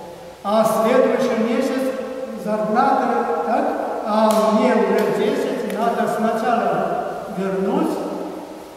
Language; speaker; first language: Russian; non-native, learner; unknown